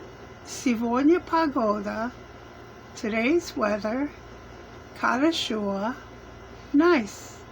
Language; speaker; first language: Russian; non-native, learner; English